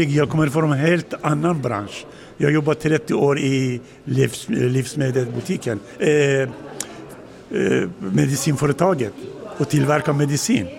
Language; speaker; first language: Swedish; non-native, learner; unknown